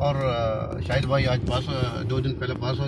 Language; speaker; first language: Hindi; non-native, learner; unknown